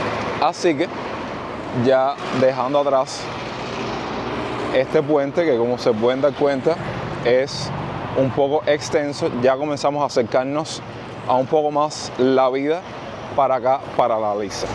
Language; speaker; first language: Spanish; native; Spanish